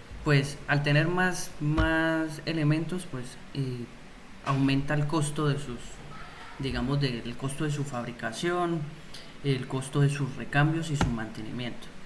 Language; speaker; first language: Spanish; native; Spanish